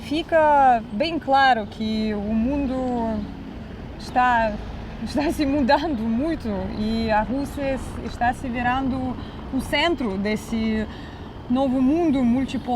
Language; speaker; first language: Portuguese; non-native, fluent; Russian